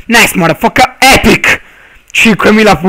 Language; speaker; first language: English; non-native, learner; Italian